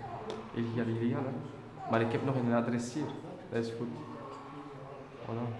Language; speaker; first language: Dutch; early bilingual, other home language; Albanian